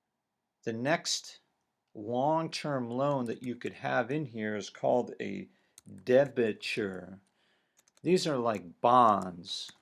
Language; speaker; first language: English; native; English